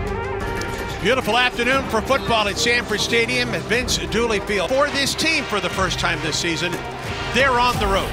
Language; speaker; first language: English; native; English